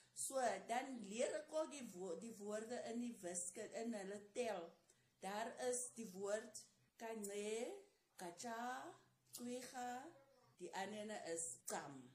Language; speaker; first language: Afrikaans; non-native, local second language; Xhosa